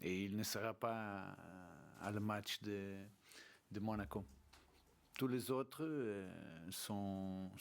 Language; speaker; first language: French; non-native, learner; Portuguese